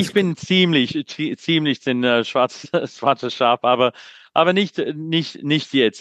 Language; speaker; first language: German; non-native, learner; English